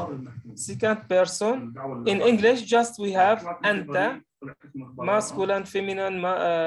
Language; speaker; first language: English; non-native, learner; Arabic